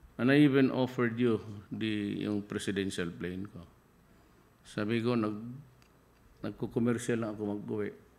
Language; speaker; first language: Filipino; non-native, local second language; Cebuano